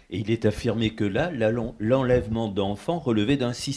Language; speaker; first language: French; native; French